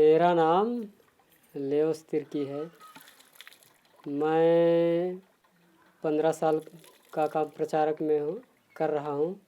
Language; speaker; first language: Hindi; non-native, local second language; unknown